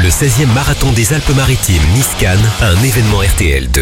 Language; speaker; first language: French; native; French